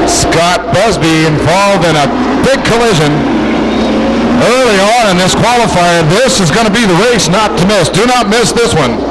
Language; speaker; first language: English; native; English